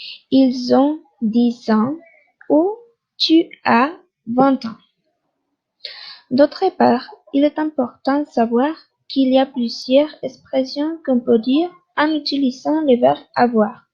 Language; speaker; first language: French; non-native, fluent; Spanish